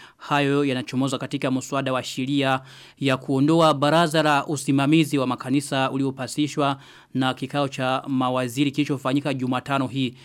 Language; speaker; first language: Swahili; non-native, local second language; Rundi